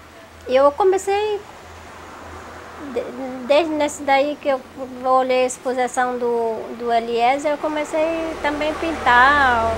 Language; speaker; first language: Portuguese; non-native, local second language; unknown